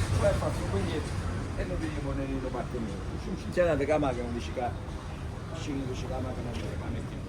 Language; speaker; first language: Italian; non-native, learner; Russian